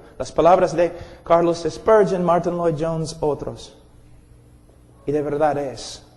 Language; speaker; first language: Spanish; non-native, fluent; English